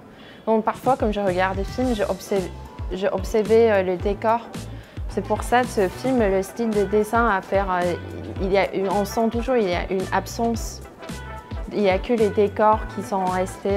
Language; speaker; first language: French; non-native, fluent; Chinese